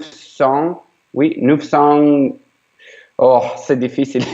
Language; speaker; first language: French; non-native, learner; Ukrainian